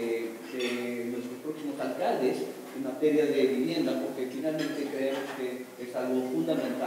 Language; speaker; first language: Spanish; native; Spanish